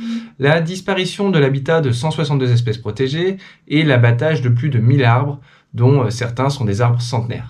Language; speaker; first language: French; native; French